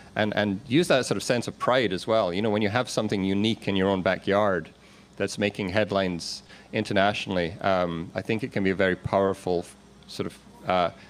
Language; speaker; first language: English; native; English